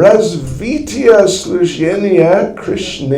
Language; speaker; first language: Russian; non-native, learner; English